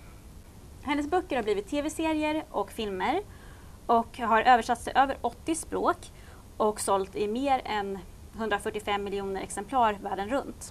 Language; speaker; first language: Swedish; native; Swedish